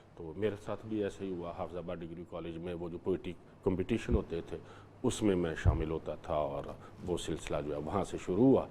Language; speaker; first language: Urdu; non-native, local second language; Punjabi